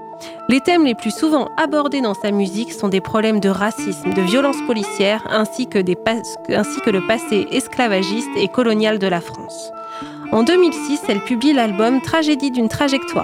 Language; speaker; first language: French; native; French